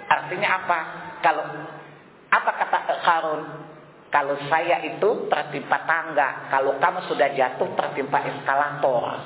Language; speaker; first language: Indonesian; non-native, local second language; Sundanese